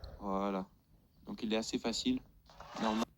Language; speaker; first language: French; native; French